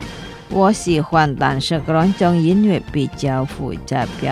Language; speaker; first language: Chinese; non-native, fluent; Indonesian